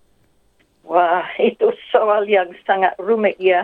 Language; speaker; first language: Indonesian; non-native, fluent; English